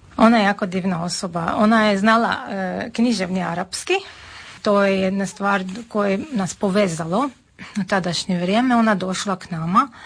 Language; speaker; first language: Serbian; non-native, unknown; Armenian